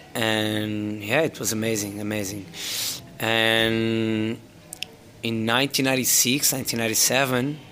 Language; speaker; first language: English; non-native, fluent; Portuguese